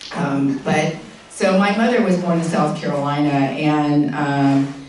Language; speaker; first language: English; native; English